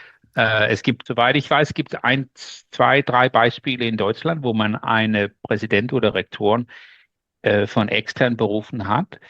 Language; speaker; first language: German; non-native, learner; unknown